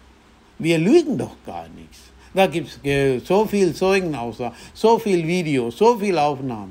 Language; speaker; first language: German; non-native, fluent; Tamil